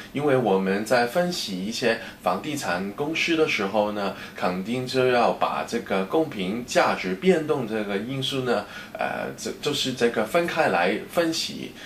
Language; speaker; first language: Chinese; non-native, local second language; Cantonese